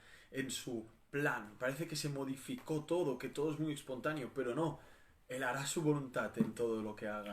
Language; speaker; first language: Spanish; native; Spanish